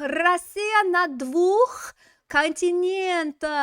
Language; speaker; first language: Russian; non-native, fluent; English